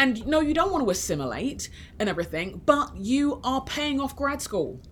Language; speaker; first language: English; early bilingual, other home language; Yoruba